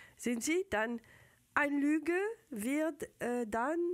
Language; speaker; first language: German; non-native, fluent; French